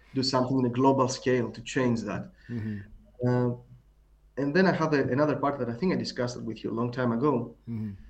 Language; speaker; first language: English; non-native, fluent; Greek